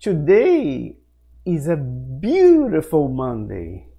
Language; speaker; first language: English; non-native, fluent; Portuguese